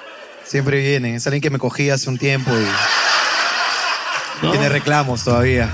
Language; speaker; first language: Spanish; native; Spanish